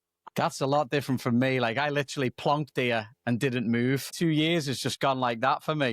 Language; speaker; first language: English; native; English